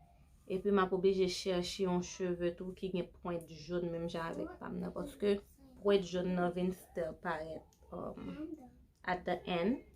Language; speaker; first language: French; non-native, local second language; Haitian Creole